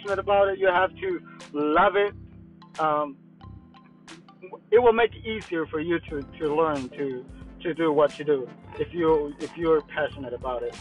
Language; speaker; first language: English; non-native, fluent; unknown